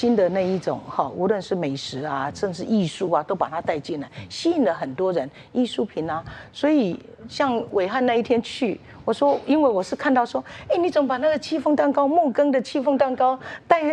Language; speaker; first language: Chinese; native; Chinese